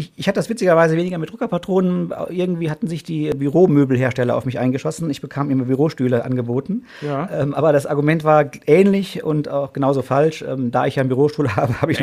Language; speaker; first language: German; native; German